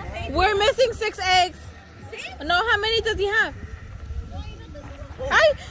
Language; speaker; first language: English; early bilingual, other home language; Spanish